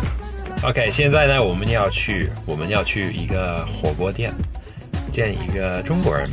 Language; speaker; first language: Chinese; non-native, fluent; English